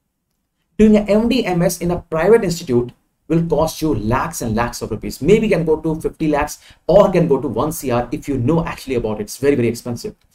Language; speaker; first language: English; non-native, local second language; Hindi